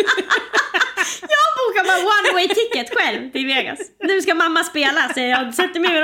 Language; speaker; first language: Swedish; native; Swedish